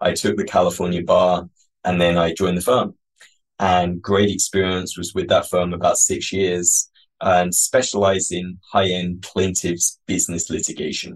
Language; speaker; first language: English; native; English